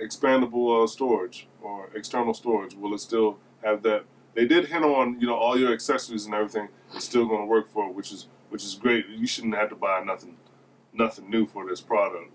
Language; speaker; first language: English; native; English